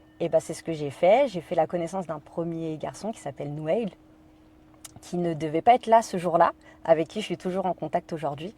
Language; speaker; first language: French; native; French